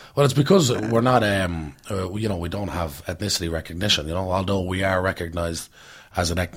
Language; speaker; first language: English; native; English